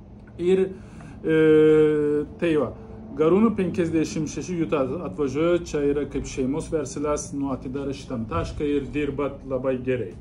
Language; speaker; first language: Lithuanian; non-native, learner; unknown